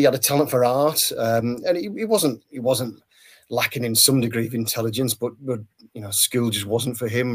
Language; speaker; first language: English; native; English